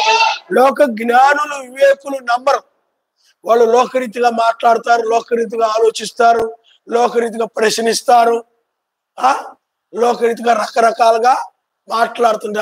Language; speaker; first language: Telugu; native; Telugu